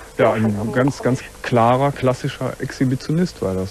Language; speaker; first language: German; native; German